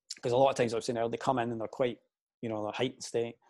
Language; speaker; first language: English; native; English